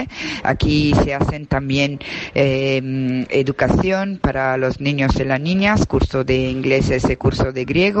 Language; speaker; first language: Spanish; non-native, fluent; Italian